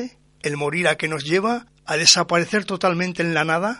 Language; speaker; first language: Spanish; native; Spanish